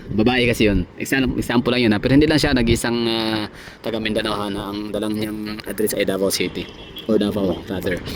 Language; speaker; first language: Filipino; non-native, local second language; Cebuano